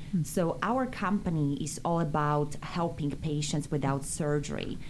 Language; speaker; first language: English; non-native, fluent; Polish